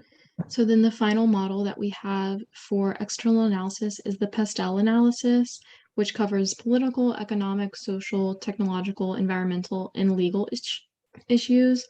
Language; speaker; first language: English; native; English